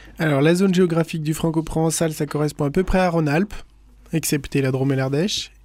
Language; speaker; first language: French; native; French